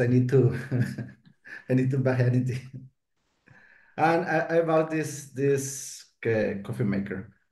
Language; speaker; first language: English; non-native, learner; Spanish